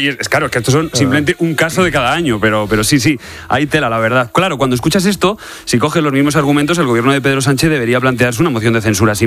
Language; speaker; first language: Spanish; native; Spanish